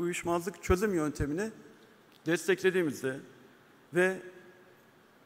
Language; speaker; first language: Turkish; native; Turkish